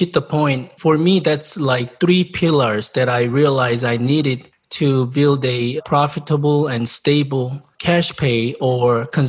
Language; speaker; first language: English; non-native, fluent; Korean